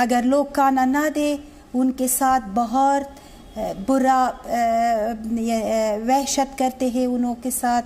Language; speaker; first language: Hindi; non-native, learner; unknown